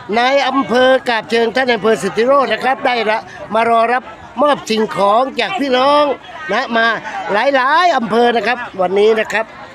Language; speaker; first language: Thai; native; Thai